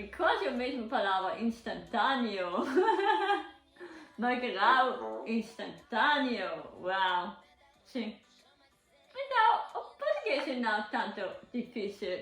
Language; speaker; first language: Portuguese; non-native, learner; German